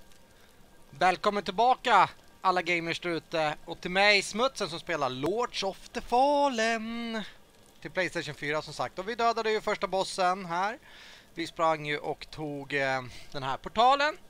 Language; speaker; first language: Swedish; native; Swedish